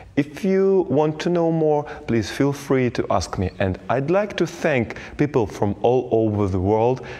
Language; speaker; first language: English; non-native, fluent; Belarusian